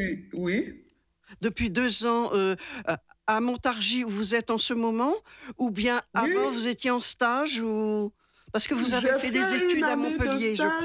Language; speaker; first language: French; native; French